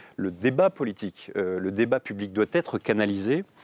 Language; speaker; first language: French; native; French